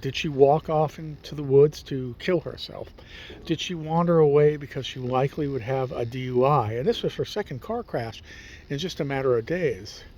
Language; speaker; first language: English; native; English